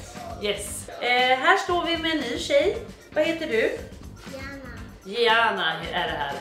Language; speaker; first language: Swedish; native; Swedish